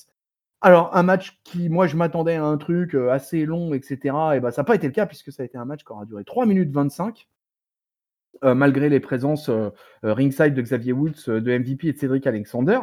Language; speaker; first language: French; native; French